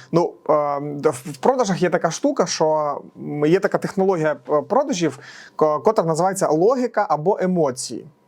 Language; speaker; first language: Ukrainian; non-native, local second language; Russian